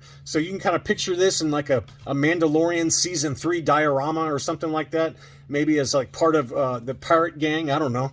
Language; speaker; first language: English; native; English